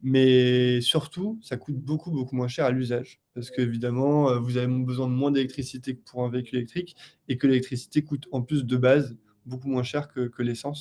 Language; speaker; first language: French; native; French